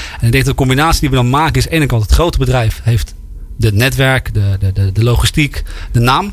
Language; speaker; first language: Dutch; native; Dutch